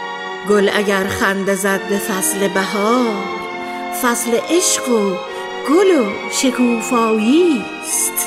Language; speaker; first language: Persian; native; Persian